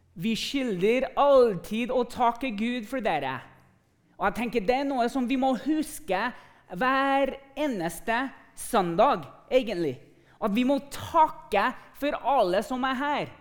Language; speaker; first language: Norwegian; non-native, fluent; English